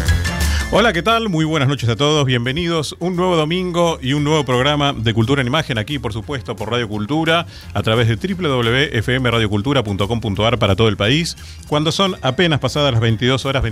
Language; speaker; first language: Spanish; native; Spanish